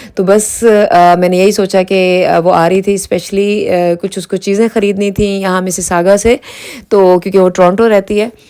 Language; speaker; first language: Urdu; native; Urdu